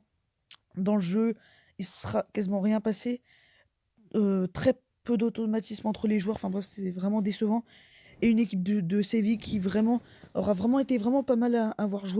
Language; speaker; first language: French; native; French